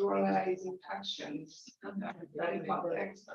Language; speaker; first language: English; non-native, learner; Slovak